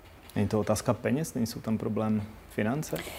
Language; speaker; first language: Czech; native; Czech